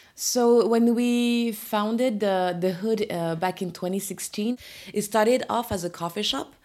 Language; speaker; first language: English; non-native, fluent; French